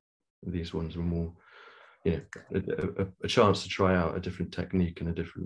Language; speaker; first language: English; native; English